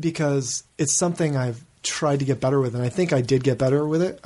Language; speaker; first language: English; native; English